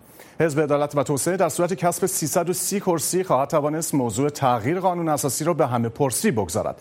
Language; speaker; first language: Persian; native; Persian